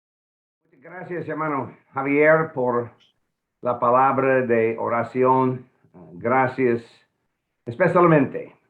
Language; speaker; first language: Spanish; non-native, fluent; English